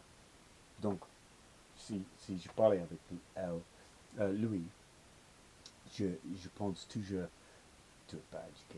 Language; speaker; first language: French; non-native, learner; English